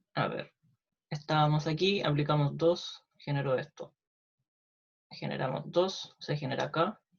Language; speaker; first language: Spanish; native; Spanish